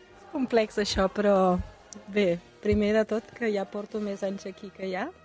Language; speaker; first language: Catalan; non-native, fluent; German